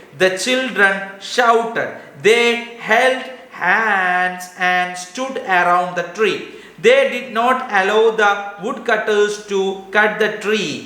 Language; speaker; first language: English; non-native, local second language; Malayalam